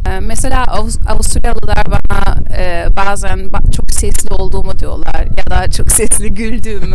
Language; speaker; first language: Turkish; early bilingual, heritage; German